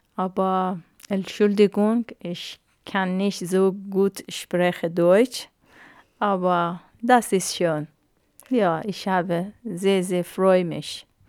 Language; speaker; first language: German; non-native, learner; Arabic